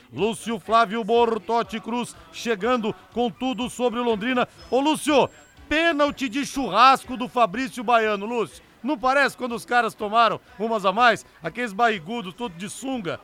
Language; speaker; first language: Portuguese; native; Portuguese